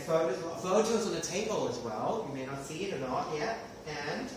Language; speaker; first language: English; non-native, fluent; Thai